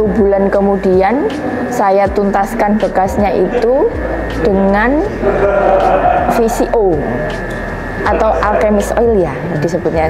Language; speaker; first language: Indonesian; native; Indonesian